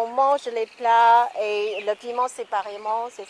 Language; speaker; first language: French; non-native, fluent; Chinese